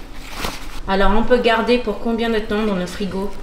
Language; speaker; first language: French; early bilingual, heritage; English